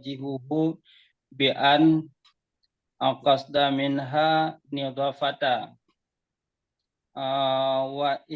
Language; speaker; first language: Arabic; non-native, fluent; Indonesian